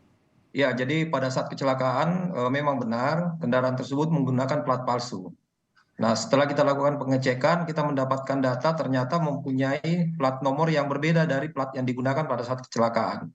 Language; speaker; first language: Indonesian; native; Indonesian